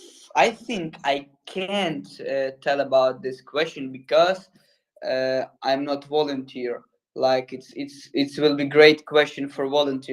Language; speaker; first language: English; non-native, learner; Ukrainian